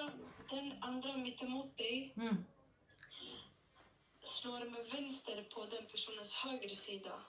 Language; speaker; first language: Swedish; early bilingual, other home language; Somali